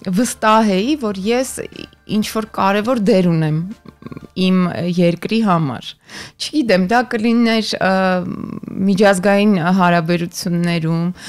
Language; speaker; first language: Armenian; native; Armenian